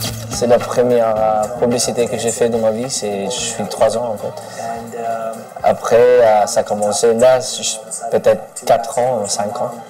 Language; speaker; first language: French; non-native, learner; English